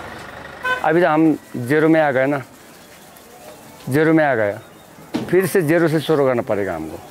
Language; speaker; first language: Hindi; non-native, learner; Nepali